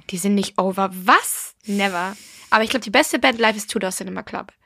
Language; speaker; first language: German; non-native, fluent; English